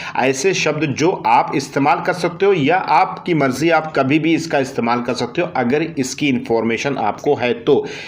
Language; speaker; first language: Hindi; native; Hindi